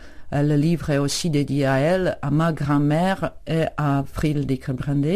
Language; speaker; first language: French; non-native, fluent; Czech